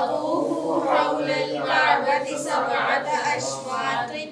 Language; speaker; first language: Arabic; non-native, learner; Urdu